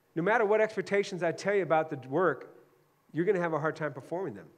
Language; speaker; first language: English; native; English